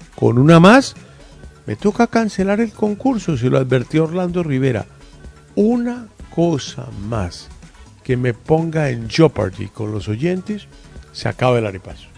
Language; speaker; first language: Spanish; native; Spanish